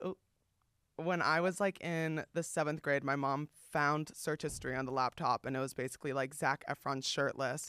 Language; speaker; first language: English; native; English